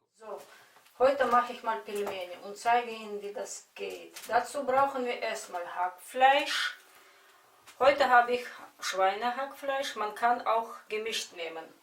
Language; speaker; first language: German; non-native, fluent; Russian